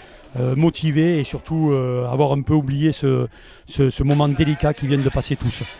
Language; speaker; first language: French; native; French